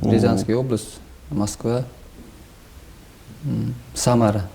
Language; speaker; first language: Russian; non-native, local second language; Uzbek